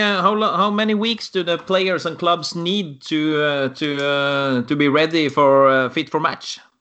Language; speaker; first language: English; non-native, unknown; Norwegian